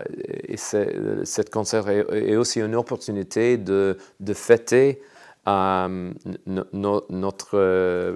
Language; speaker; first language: French; non-native, learner; English